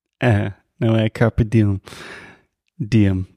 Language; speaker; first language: Portuguese; non-native, fluent; English